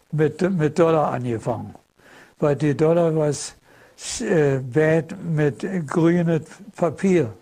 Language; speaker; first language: German; non-native, fluent; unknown